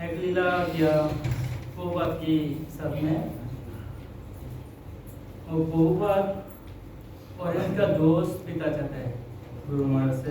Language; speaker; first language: Hindi; non-native, local second language; Bangla